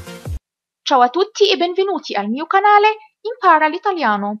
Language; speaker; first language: Italian; non-native, fluent; Arabic